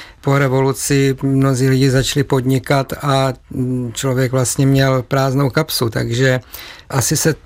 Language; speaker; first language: Czech; native; Czech